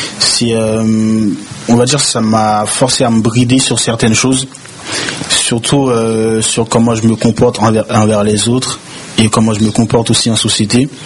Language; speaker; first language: French; early bilingual, other home language; Haitian Creole